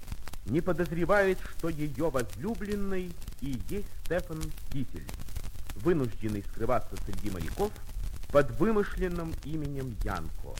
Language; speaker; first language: Russian; native; Russian